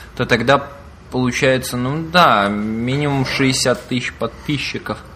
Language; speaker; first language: Russian; native; Russian